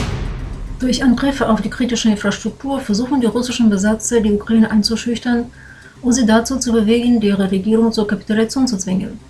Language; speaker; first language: German; non-native, fluent; Ukrainian